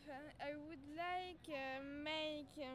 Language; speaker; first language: English; non-native, learner; French